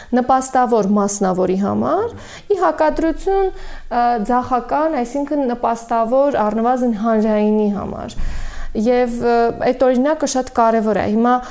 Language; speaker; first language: Armenian; native; Armenian